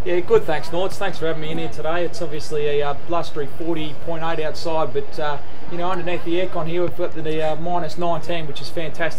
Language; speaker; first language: English; native; English